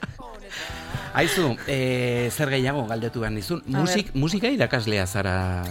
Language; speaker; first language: Basque; native; Basque